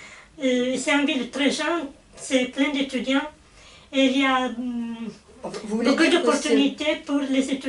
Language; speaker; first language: French; non-native, fluent; Italian